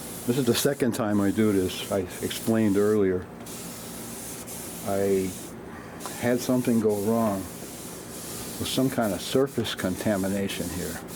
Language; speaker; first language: English; native; English